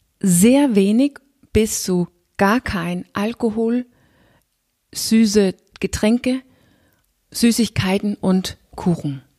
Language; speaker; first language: German; non-native, fluent; Danish